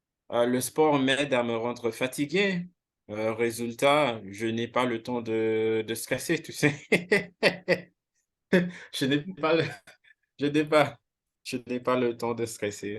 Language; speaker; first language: French; non-native, fluent; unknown